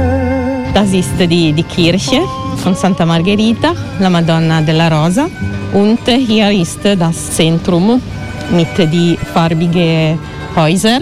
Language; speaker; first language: German; non-native, learner; Italian